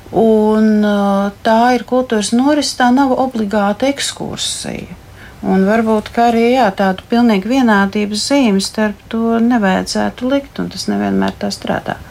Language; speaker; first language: Latvian; native; Latvian